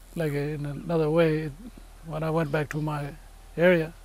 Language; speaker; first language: English; native; English